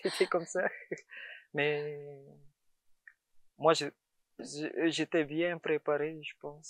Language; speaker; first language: French; non-native, local second language; Malagasy